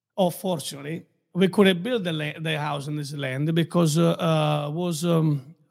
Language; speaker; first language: English; non-native, fluent; Italian